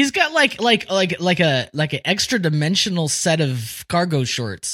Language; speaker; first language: English; native; English